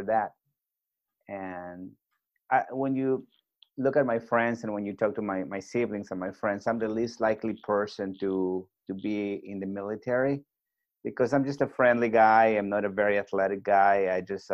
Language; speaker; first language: English; non-native, fluent; Spanish